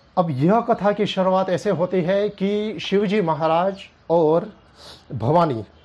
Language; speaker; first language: Hindi; non-native, local second language; Gujarati